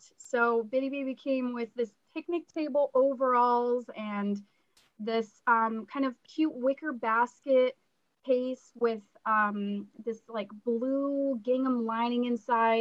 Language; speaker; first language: English; native; English